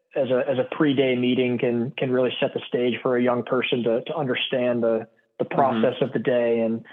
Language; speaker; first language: English; native; English